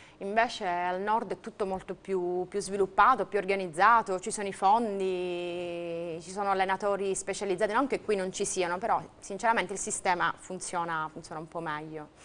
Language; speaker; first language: Italian; native; Italian